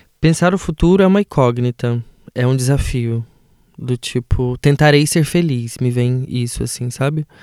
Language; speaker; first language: Portuguese; native; Portuguese